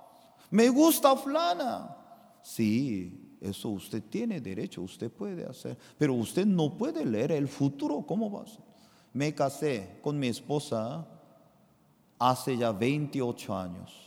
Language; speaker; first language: Spanish; non-native, fluent; Korean